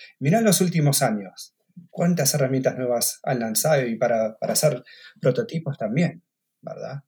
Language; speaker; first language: Spanish; native; Spanish